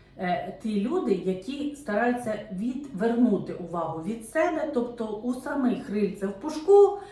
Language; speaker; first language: Ukrainian; non-native, local second language; Russian